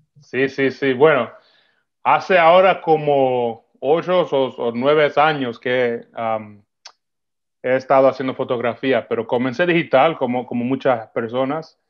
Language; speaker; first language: Spanish; early bilingual, heritage; Spanish